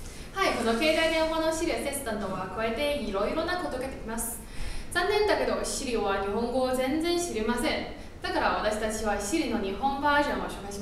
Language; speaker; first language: Japanese; non-native, learner; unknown